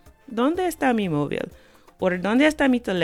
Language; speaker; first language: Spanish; non-native, fluent; English